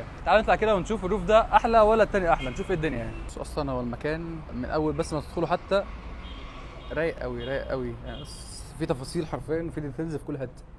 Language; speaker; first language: Arabic; native; Arabic